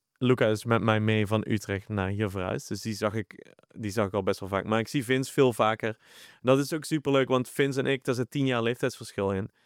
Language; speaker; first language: Dutch; native; Dutch